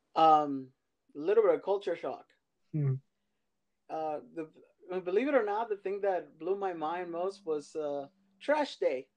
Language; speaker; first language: English; early bilingual, other home language; Spanish